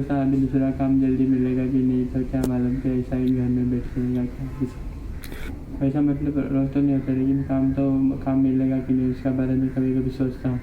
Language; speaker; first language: Hindi; non-native, local second language; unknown